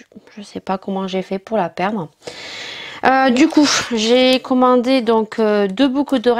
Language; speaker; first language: French; native; French